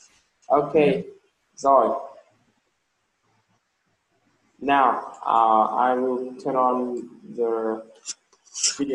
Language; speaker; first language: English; non-native, learner; Vietnamese